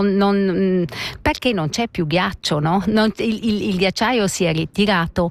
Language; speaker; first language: Italian; non-native, local second language; Romansh